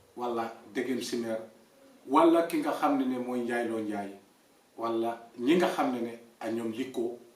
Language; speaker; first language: Wolof; non-native, local second language; Fula